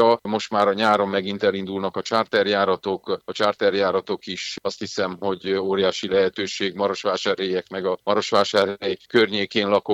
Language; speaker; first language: Hungarian; native; Hungarian